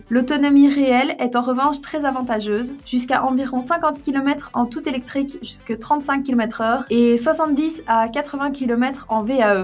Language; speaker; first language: French; native; French